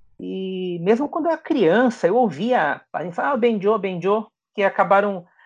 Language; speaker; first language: Portuguese; native; Portuguese